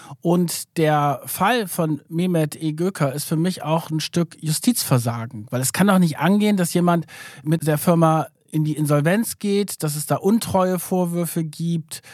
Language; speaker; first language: German; early bilingual, other home language; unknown